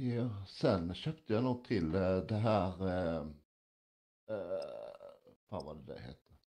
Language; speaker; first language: Swedish; native; Swedish